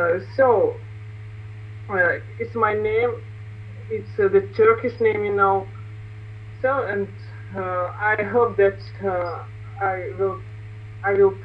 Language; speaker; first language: English; non-native, learner; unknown